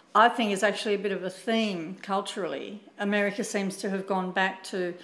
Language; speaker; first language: English; native; English